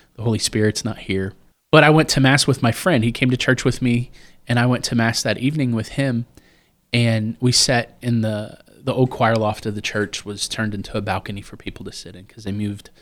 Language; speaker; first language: English; native; English